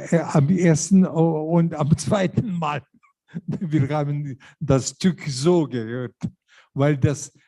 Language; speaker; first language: German; non-native, learner; Lithuanian